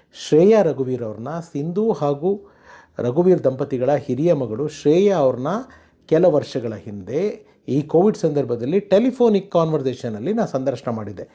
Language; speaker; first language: Kannada; native; Kannada